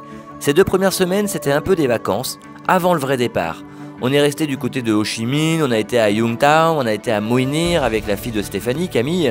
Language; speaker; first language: French; native; French